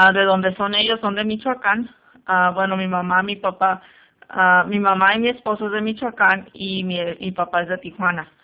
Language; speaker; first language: Spanish; early bilingual, heritage; Spanish